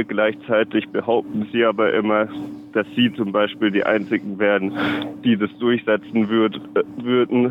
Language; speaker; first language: German; native; German